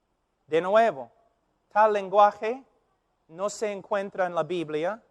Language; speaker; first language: Spanish; non-native, fluent; English